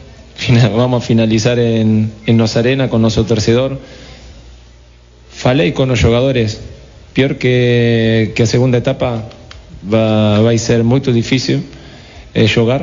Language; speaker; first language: Portuguese; non-native, fluent; Spanish